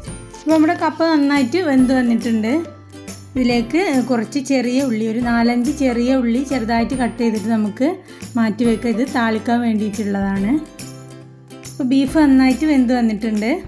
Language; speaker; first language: Malayalam; native; Malayalam